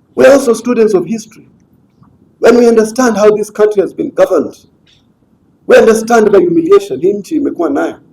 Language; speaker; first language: English; non-native, local second language; Swahili